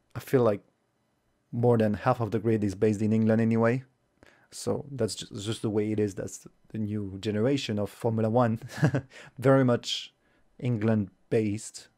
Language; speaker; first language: English; non-native, fluent; French